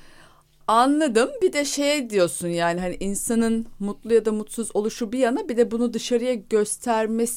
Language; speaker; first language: Turkish; native; Turkish